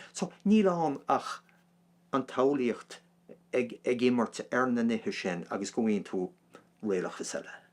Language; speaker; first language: Irish; non-native, local second language; English